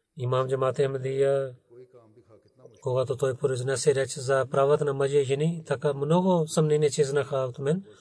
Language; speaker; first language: Bulgarian; non-native, learner; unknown